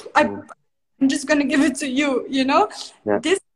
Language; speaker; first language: English; non-native, fluent; Dutch